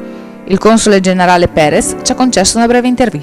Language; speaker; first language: Italian; native; Italian